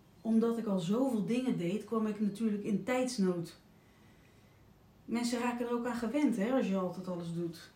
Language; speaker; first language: Dutch; native; Dutch